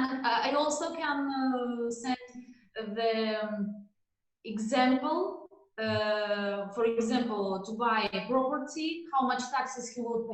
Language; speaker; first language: English; non-native, learner; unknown